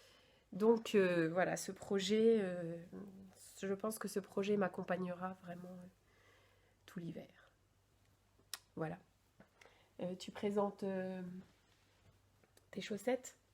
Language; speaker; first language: French; native; French